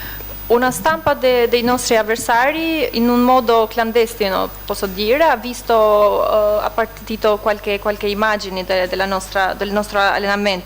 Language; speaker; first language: Italian; non-native, fluent; Albanian